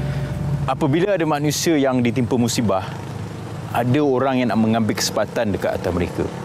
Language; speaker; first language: Malay; native; Malay